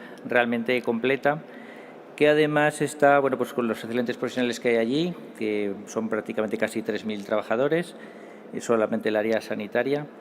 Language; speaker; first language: Spanish; native; Spanish